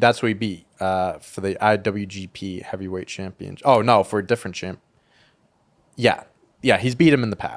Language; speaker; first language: English; native; English